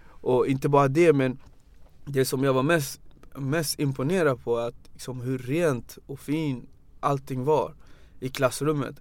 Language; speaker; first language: Swedish; early bilingual, other home language; Wolof